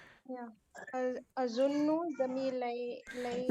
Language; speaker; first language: Arabic; non-native, learner; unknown